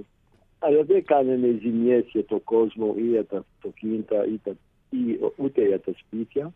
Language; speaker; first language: Greek; early bilingual, heritage; Greek